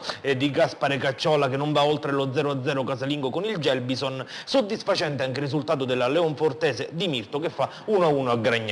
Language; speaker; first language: Italian; native; Italian